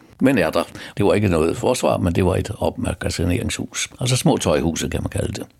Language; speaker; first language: Danish; native; Danish